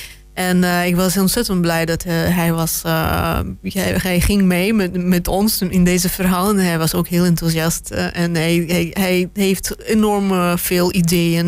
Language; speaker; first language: Dutch; non-native, fluent; Russian